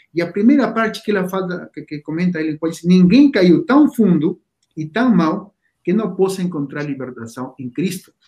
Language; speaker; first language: Portuguese; non-native, fluent; Spanish